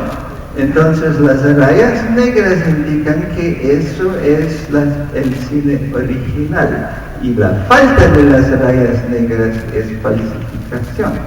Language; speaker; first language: Spanish; non-native, fluent; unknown